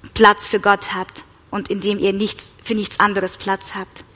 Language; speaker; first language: German; non-native, fluent; Russian